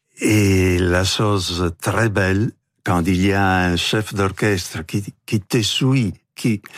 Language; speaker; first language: French; non-native, fluent; Italian